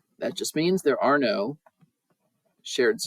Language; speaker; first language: English; native; English